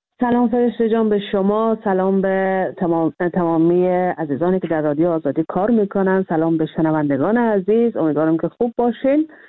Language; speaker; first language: Persian; native; Persian